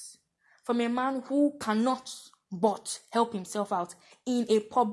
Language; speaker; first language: English; non-native, local second language; Yoruba